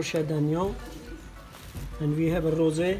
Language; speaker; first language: English; non-native, learner; Hindi